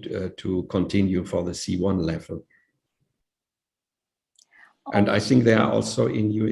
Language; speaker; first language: English; non-native, fluent; Indonesian